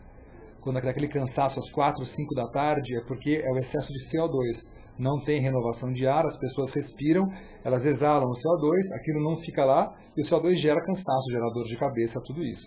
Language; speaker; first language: Portuguese; native; Portuguese